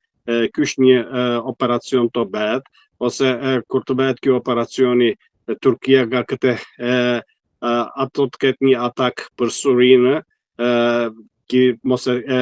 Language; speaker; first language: Albanian; non-native, fluent; Turkish